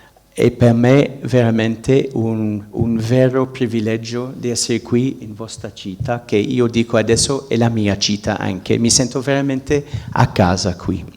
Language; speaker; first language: Italian; non-native, fluent; English